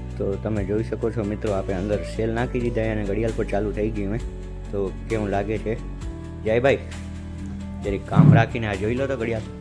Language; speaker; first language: Gujarati; native; Gujarati